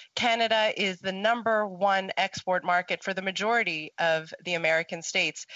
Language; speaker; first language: English; native; English